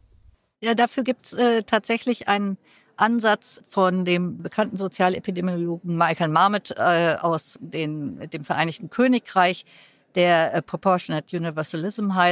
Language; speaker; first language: German; native; German